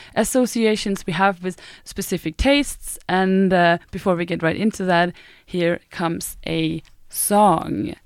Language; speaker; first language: English; non-native, fluent; German